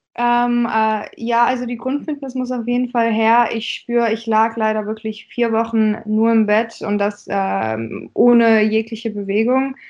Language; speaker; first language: German; early bilingual, other home language; Russian